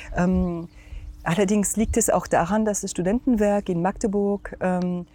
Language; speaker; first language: German; non-native, fluent; French